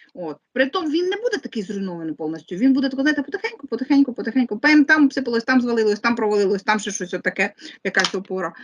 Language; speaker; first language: Ukrainian; non-native, local second language; Russian